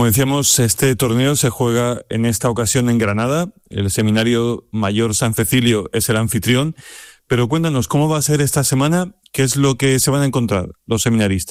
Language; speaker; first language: Spanish; native; Spanish